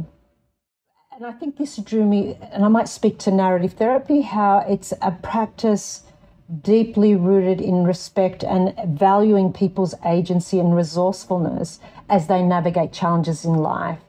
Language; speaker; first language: English; native; English